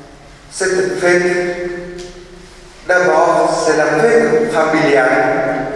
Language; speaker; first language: French; non-native, fluent; Vietnamese